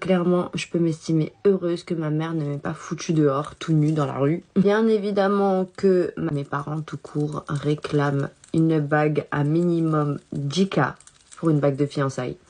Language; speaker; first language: French; early bilingual, other home language; Chinese